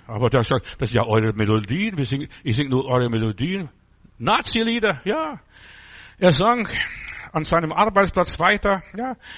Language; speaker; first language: German; non-native, fluent; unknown